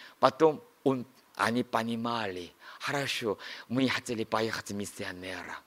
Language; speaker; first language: Russian; non-native, learner; Korean